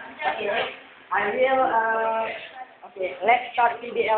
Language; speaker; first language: English; non-native, learner; Indonesian